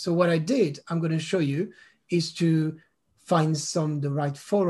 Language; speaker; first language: English; non-native, fluent; French